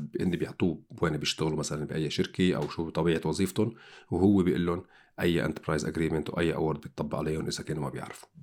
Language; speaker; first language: Arabic; native; Arabic